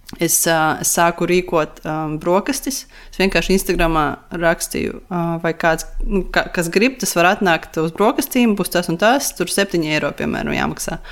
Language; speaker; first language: Latvian; non-native, local second language; Russian